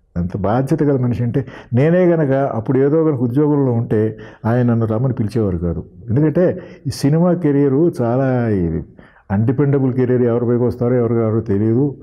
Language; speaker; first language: Telugu; native; Telugu